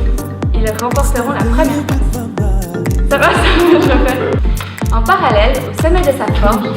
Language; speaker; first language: French; native; French